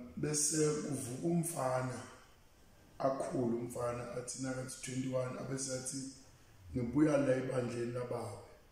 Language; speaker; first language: Zulu; non-native, local second language; Swati